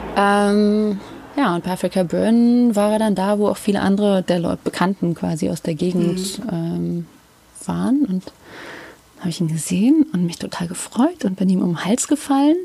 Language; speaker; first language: German; native; German